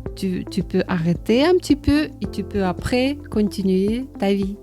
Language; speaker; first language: French; non-native, learner; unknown